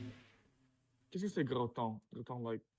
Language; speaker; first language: French; non-native, learner; Russian